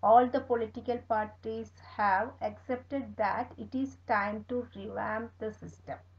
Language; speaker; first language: English; non-native, local second language; Malayalam